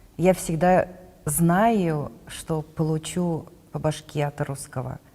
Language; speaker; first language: Russian; non-native, local second language; Bashkir